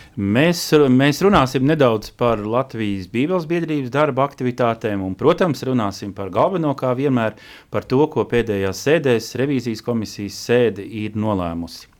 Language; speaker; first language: Latvian; native; Latvian